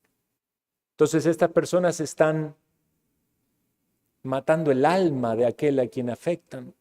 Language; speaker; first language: Spanish; native; Spanish